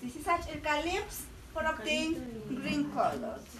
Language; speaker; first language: English; non-native, learner; Spanish